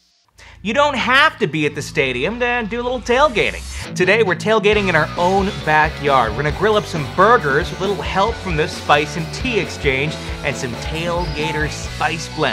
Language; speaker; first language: English; native; English